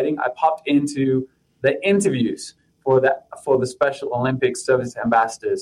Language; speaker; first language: English; native; English